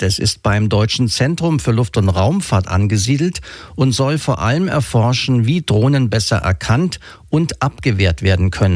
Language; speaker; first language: German; native; German